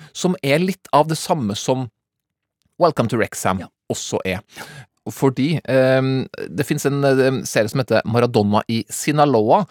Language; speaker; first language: Norwegian; native; Norwegian